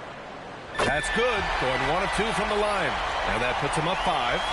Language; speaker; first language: English; native; English